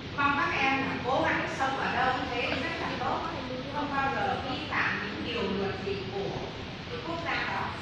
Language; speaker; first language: Vietnamese; non-native, local second language; Hmong